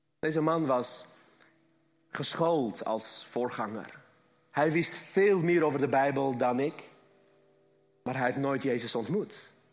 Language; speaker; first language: Dutch; early bilingual, other home language; Armenian